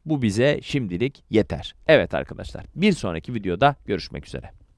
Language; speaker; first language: Turkish; native; Turkish